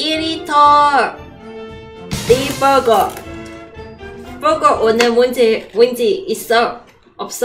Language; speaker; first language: Korean; non-native, learner; Cantonese